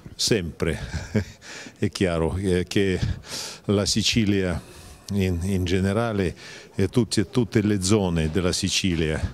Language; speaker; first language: Italian; non-native, fluent; Russian